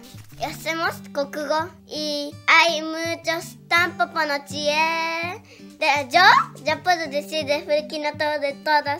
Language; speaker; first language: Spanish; early bilingual, heritage; Spanish